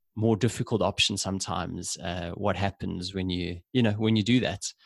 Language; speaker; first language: English; native; English